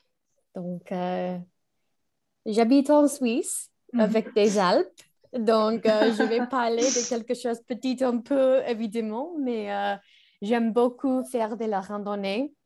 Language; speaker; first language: French; non-native, learner; English